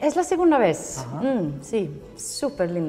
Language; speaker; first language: Spanish; non-native, learner; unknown